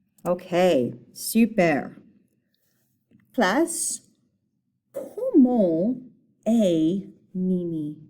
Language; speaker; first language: French; non-native, fluent; English